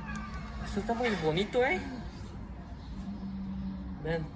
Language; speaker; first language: Spanish; native; Spanish